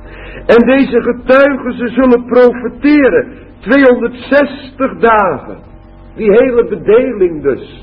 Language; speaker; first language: Dutch; native; Dutch